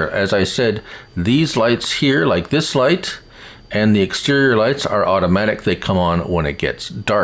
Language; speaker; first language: English; native; English